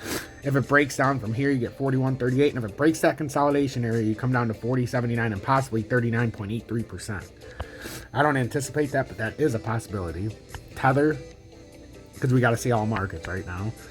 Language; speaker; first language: English; native; English